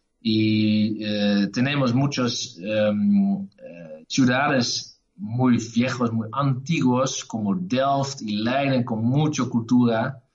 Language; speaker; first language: Spanish; non-native, learner; Dutch